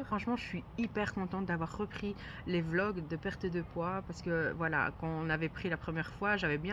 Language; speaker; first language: French; native; French